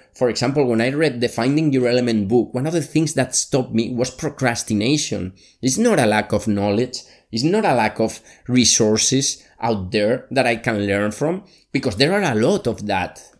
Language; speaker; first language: English; non-native, fluent; Spanish